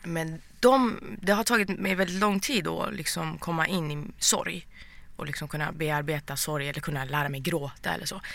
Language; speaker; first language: Swedish; early bilingual, other home language; Persian